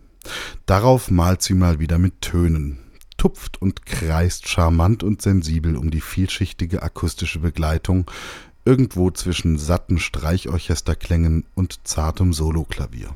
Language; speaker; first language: German; native; German